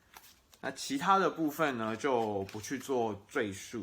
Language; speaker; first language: Chinese; native; Chinese